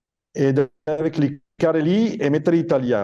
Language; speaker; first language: Italian; non-native, fluent; Spanish